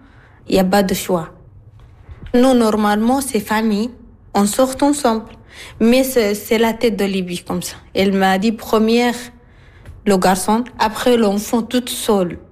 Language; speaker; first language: French; non-native, learner; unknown